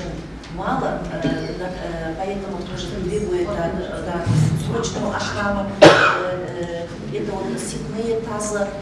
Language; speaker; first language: Russian; non-native, local second language; Kazakh